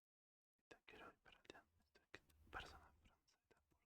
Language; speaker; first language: Basque; non-native, learner; French